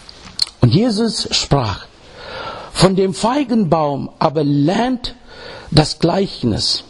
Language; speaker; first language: German; non-native, learner; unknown